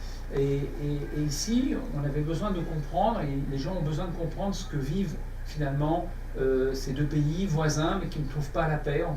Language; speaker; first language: French; native; French